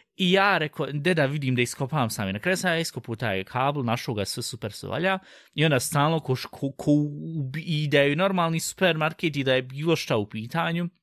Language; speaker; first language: Bosnian; early bilingual, heritage; Bosnian